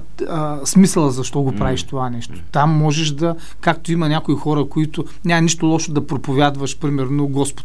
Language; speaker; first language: Bulgarian; native; Bulgarian